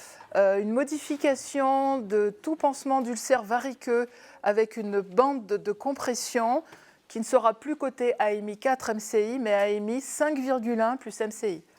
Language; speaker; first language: French; native; French